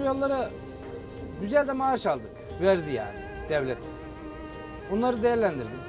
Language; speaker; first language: Turkish; native; Turkish